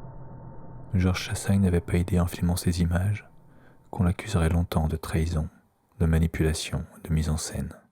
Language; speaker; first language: French; native; French